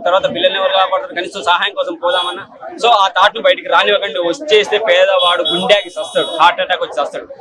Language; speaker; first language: Telugu; native; Telugu